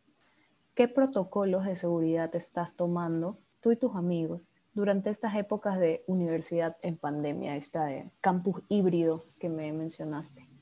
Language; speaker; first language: Spanish; native; Spanish